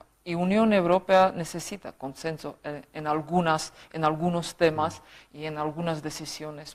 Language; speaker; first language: Spanish; non-native, fluent; Czech